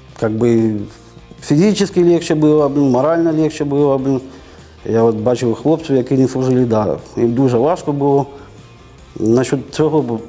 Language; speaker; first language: Ukrainian; non-native, local second language; Russian